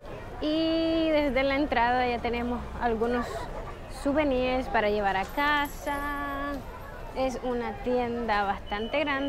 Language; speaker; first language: Spanish; early bilingual, heritage; Spanish